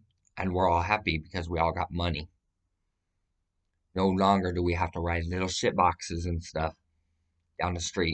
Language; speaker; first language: English; native; English